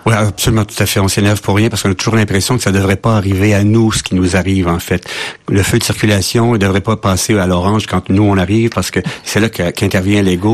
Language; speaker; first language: French; native; French